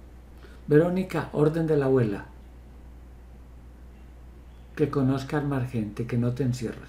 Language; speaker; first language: Spanish; native; Spanish